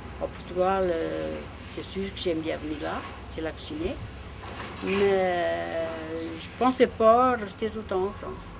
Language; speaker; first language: French; non-native, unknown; Portuguese